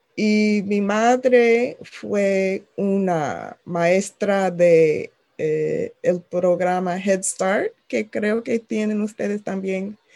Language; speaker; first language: Spanish; non-native, fluent; English